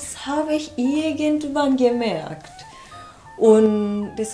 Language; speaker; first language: German; non-native, learner; Japanese